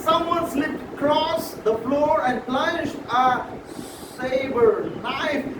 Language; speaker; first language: English; non-native, local second language; Marathi